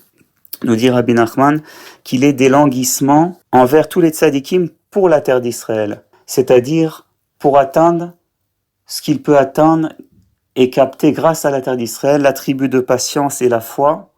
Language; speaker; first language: French; native; French